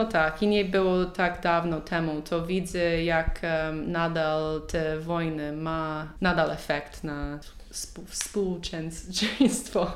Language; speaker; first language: Polish; non-native, learner; English